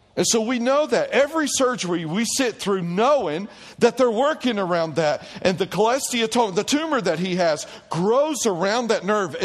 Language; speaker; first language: English; native; English